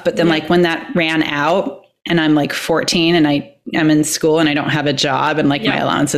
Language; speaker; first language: English; native; English